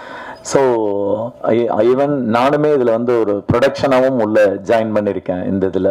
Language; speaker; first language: Tamil; native; Tamil